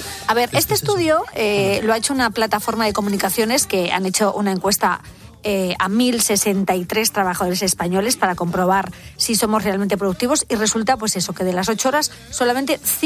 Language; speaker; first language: Spanish; native; Spanish